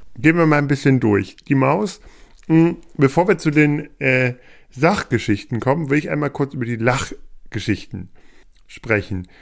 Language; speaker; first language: German; native; German